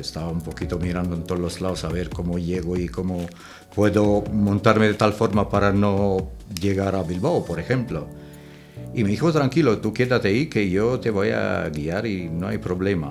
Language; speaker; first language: Spanish; non-native, fluent; Romanian